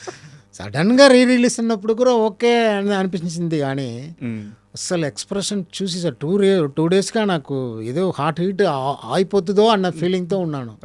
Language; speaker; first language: Telugu; non-native, fluent; Tamil